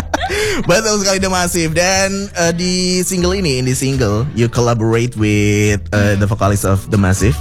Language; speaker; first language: English; non-native, fluent; Indonesian